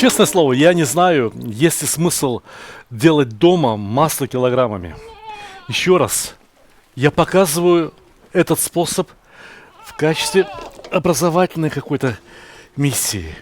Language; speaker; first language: Russian; native; Russian